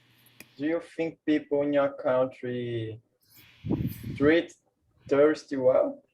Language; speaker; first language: English; non-native, learner; Portuguese